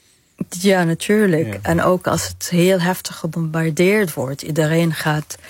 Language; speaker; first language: Dutch; non-native, fluent; Arabic